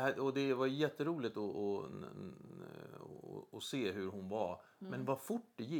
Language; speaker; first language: Swedish; native; Swedish